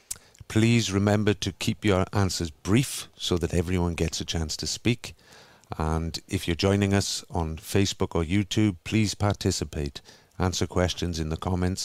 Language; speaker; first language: English; native; English